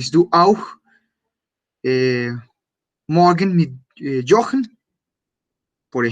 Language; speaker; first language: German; non-native, fluent; Spanish